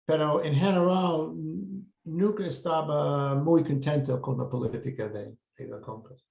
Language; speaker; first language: Spanish; non-native, fluent; English